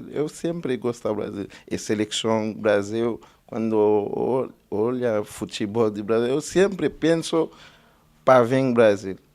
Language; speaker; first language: Portuguese; non-native, learner; Haitian Creole